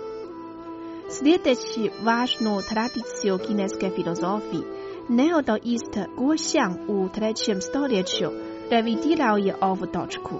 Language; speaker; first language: Croatian; non-native, fluent; Chinese